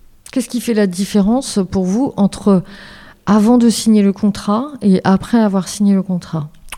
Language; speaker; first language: French; native; French